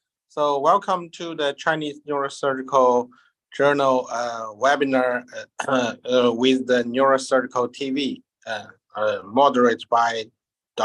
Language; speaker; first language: English; non-native, learner; Chinese